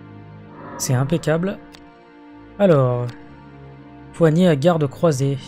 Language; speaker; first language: French; native; French